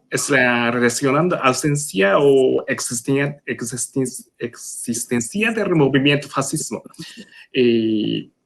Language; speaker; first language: Spanish; non-native, learner; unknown